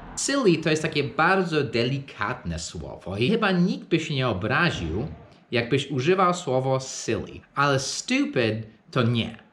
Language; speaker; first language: Polish; non-native, fluent; English